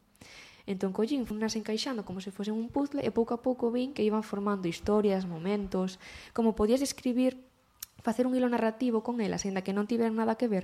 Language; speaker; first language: Galician; native; Galician